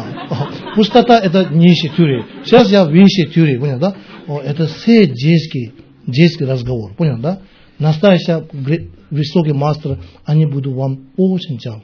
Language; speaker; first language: Russian; non-native, learner; Tibetan